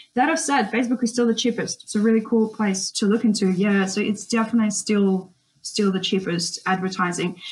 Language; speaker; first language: English; non-native, fluent; Russian